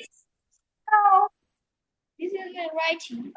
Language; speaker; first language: English; non-native, learner; Bangla